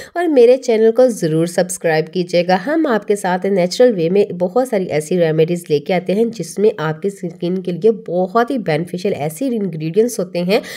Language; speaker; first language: Hindi; native; Hindi